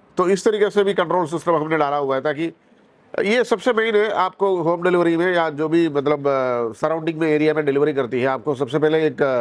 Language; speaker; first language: Hindi; non-native, local second language; Malayalam